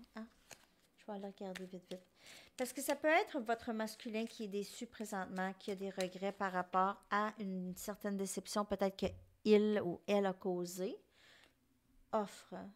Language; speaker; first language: French; native; French